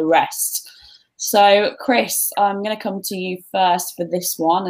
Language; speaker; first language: English; native; English